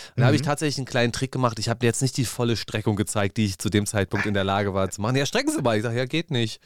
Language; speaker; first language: German; native; German